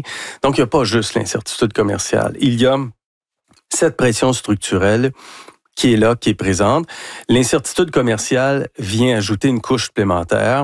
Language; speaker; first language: French; native; French